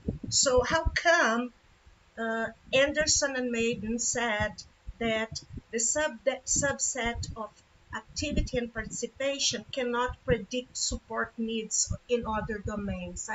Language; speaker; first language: English; non-native, fluent; Portuguese